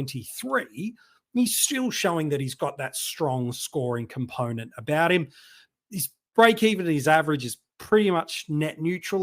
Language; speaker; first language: English; native; English